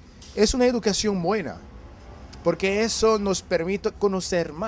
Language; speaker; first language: Spanish; non-native, fluent; Haitian Creole